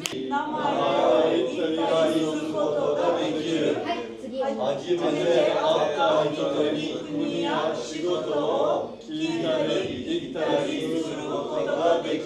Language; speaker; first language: Japanese; non-native, learner; Turkish